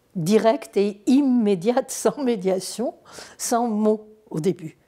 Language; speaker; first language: French; non-native, fluent; Turkish